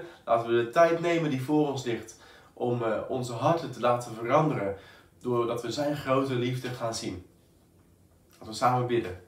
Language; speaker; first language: Dutch; native; Dutch